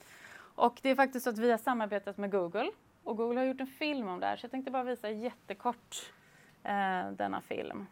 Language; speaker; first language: Swedish; native; Swedish